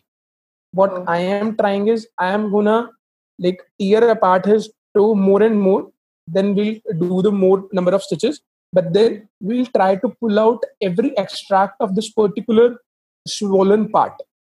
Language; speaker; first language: English; non-native, local second language; Hindi